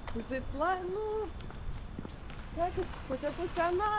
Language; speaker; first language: Russian; native; Russian